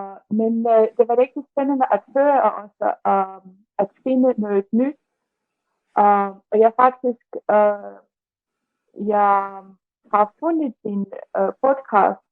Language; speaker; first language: Danish; non-native, learner; Russian